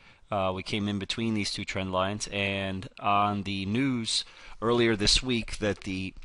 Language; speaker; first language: English; native; English